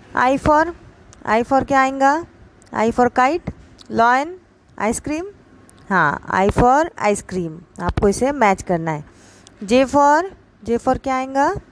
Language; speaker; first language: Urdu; native; Urdu